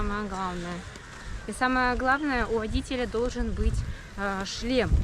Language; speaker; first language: Russian; native; Russian